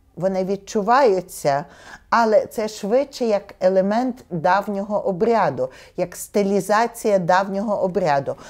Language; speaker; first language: Ukrainian; native; Ukrainian